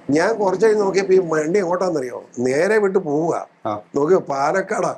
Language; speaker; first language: Malayalam; native; Malayalam